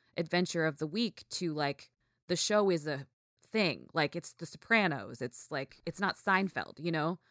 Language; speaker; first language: English; native; English